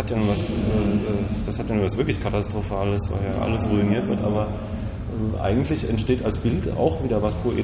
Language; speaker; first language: German; native; German